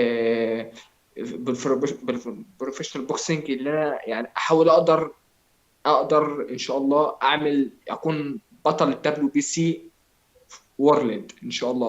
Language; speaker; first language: Arabic; native; Arabic